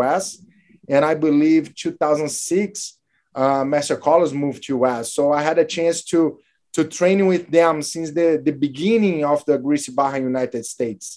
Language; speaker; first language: English; non-native, fluent; Portuguese